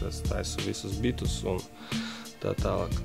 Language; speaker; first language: Latvian; non-native, local second language; Russian